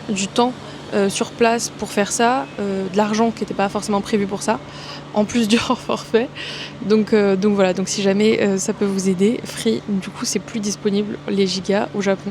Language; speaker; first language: French; native; French